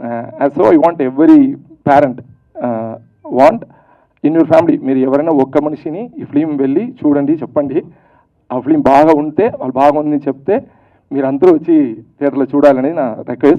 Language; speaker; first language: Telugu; early bilingual, heritage; Telugu